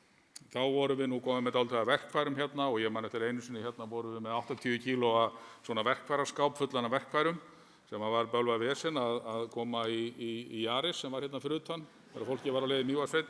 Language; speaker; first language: Icelandic; native; Icelandic